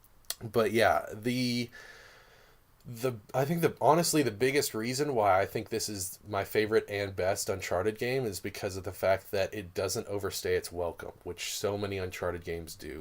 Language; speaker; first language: English; native; English